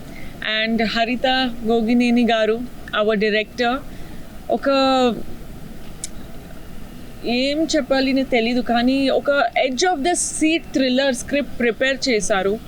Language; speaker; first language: Telugu; non-native, fluent; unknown